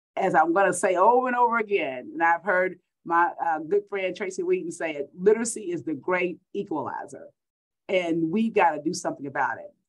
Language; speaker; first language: English; native; English